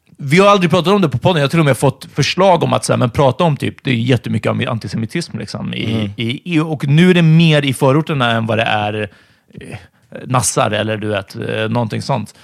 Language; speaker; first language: Swedish; native; Swedish